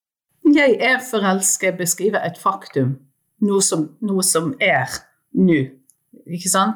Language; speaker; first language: Norwegian; non-native, fluent; English